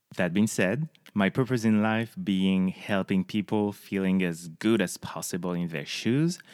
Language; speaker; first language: English; non-native, fluent; French